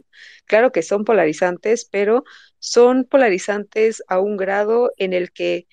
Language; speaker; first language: Spanish; native; Spanish